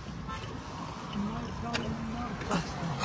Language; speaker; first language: English; non-native, learner; Nepali